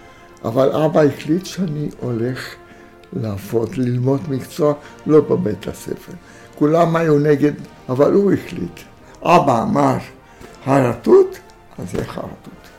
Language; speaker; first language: Hebrew; non-native, fluent; Romanian